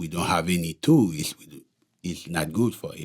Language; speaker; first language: English; non-native, local second language; Haitian Creole